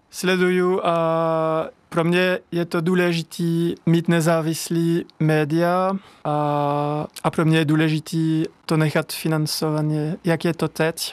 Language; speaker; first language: Czech; non-native, learner; French